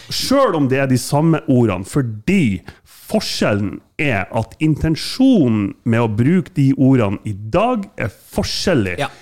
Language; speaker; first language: Norwegian; non-native, fluent; German